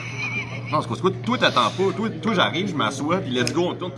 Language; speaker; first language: French; native; French